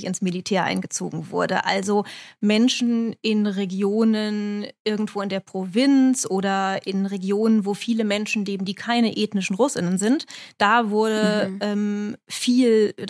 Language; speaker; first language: German; native; German